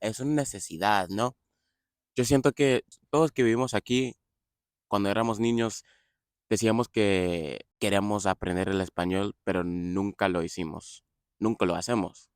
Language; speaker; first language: Spanish; non-native, fluent; English